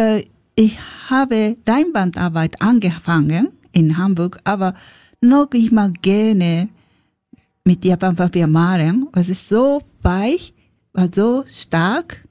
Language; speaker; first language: German; non-native, learner; Japanese